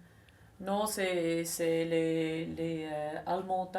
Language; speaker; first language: French; non-native, local second language; German